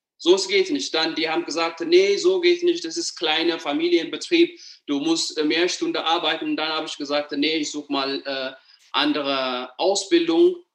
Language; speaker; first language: German; non-native, learner; Amharic